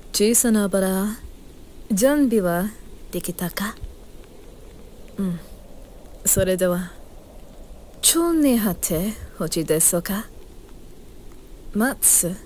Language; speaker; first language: Japanese; non-native, learner; English